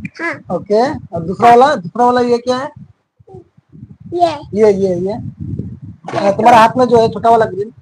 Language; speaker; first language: Hindi; non-native, local second language; Bangla